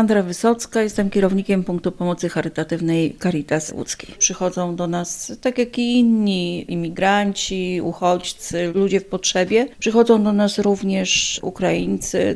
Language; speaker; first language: Polish; native; Polish